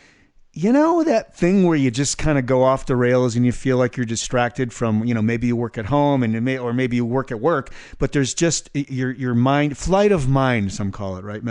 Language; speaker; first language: English; native; English